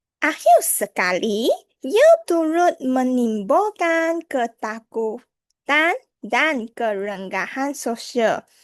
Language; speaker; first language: Malay; non-native, local second language; Chinese